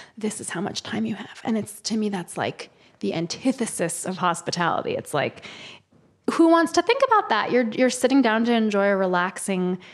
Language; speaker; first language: English; native; English